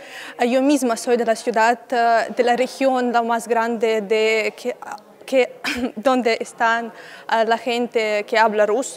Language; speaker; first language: Spanish; non-native, learner; Russian